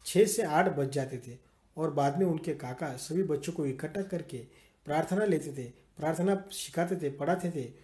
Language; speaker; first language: Hindi; non-native, local second language; Marathi